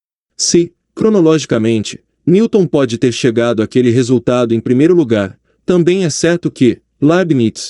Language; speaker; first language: Portuguese; native; Portuguese